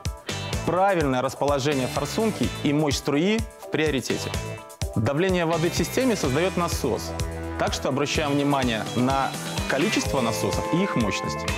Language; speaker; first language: Russian; native; Russian